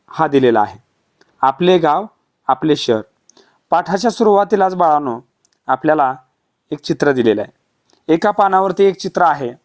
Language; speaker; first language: Marathi; native; Marathi